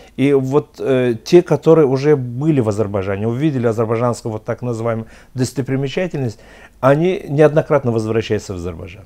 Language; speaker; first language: Russian; non-native, local second language; Azerbaijani